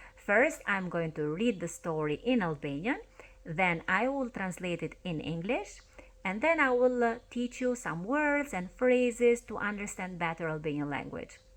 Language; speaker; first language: English; non-native, fluent; Albanian